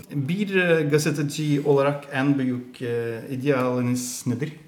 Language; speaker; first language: Turkish; non-native, learner; Norwegian